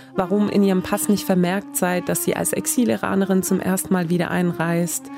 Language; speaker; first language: German; early bilingual, other home language; Swedish